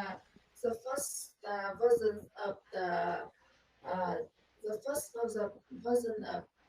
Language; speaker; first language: English; non-native, learner; Vietnamese